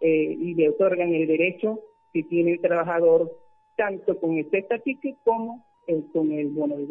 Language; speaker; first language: Spanish; native; Spanish